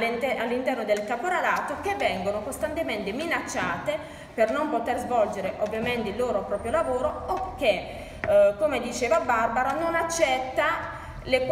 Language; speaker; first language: Italian; native; Italian